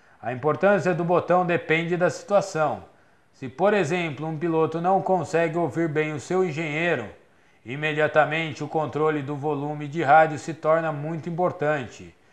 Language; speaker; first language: Portuguese; native; Portuguese